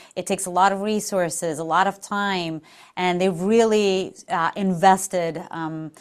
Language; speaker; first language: English; non-native, fluent; Portuguese